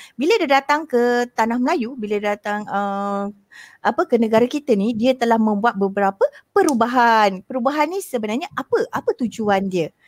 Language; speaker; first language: Malay; native; Malay